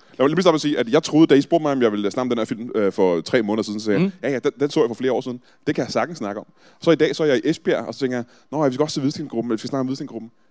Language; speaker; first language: Danish; native; Danish